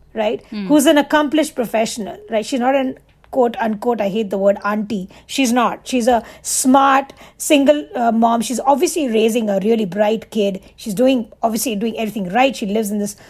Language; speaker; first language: English; non-native, local second language; Bangla